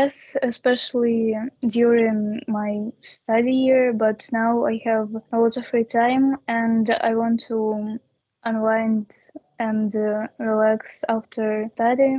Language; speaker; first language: English; non-native, learner; Russian